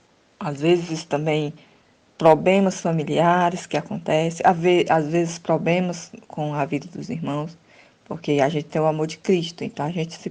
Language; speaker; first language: Portuguese; native; Portuguese